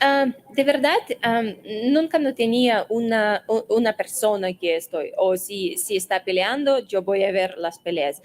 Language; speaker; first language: Spanish; non-native, fluent; Russian